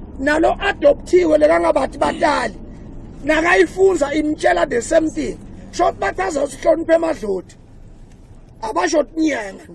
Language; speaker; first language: Zulu; non-native, local second language; Swati